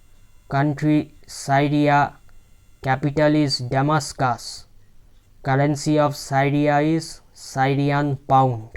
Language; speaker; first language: English; non-native, local second language; Bangla